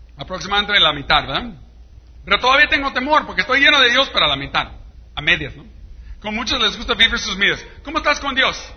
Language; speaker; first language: Spanish; early bilingual, heritage; Spanish